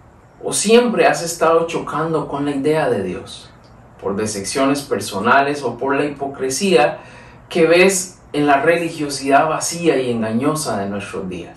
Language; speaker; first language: Spanish; native; Spanish